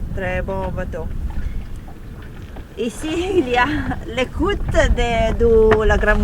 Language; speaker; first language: French; non-native, learner; Italian